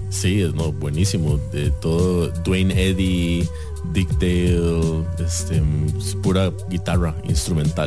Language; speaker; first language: Spanish; native; Spanish